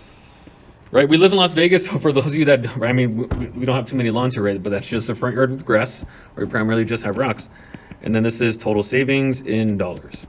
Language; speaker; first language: English; native; English